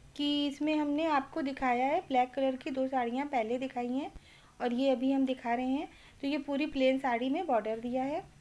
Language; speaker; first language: Hindi; native; Hindi